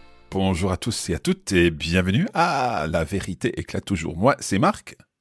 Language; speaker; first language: French; non-native, fluent; English